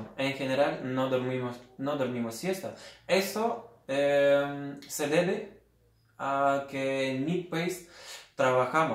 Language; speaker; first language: Spanish; non-native, fluent; Lithuanian